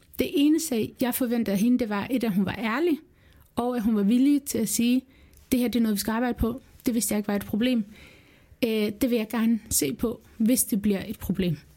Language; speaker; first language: Danish; early bilingual, other home language; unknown